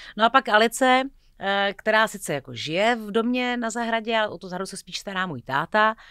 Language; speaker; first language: Czech; native; Czech